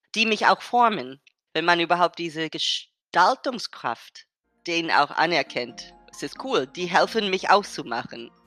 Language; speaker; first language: German; non-native, fluent; English